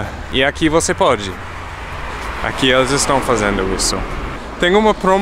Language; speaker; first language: Portuguese; non-native, fluent; English